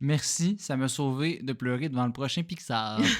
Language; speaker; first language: French; native; French